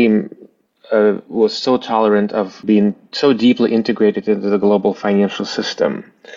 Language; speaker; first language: English; non-native, fluent; Russian